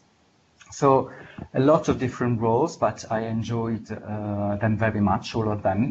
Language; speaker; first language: English; non-native, fluent; Italian